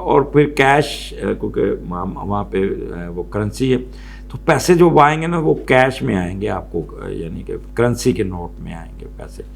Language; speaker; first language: Urdu; non-native, local second language; Punjabi